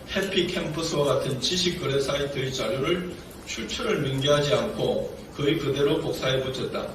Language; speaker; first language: Korean; native; Korean